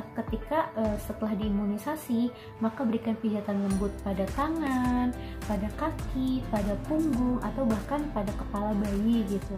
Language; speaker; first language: Indonesian; native; Indonesian